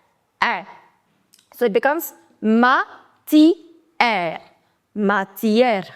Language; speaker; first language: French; non-native, fluent; Hindi